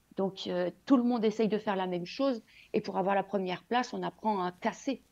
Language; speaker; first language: French; native; French